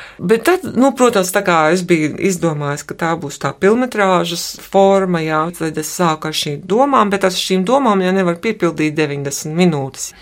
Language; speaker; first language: Latvian; native; Latvian